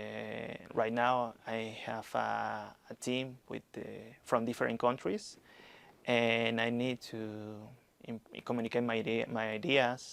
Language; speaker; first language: English; non-native, learner; Spanish